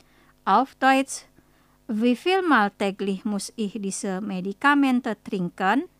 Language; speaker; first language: German; non-native, fluent; Indonesian